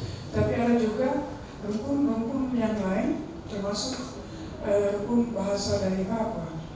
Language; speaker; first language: Indonesian; non-native, fluent; Dutch